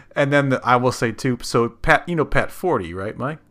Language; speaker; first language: English; native; English